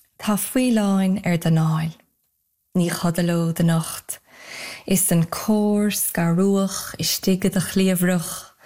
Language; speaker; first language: Irish; native; Irish